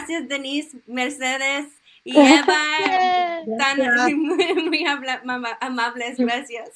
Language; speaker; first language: Spanish; early bilingual, heritage; Spanish